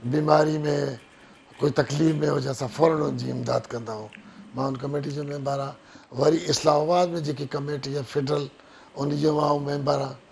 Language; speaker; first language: Sindhi; non-native, local second language; Brahui